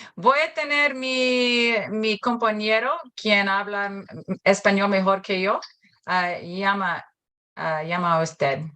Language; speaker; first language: Spanish; non-native, learner; English